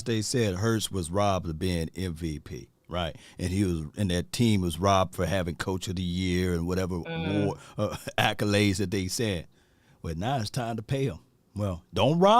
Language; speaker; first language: English; native; English